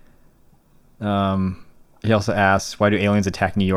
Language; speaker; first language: English; native; English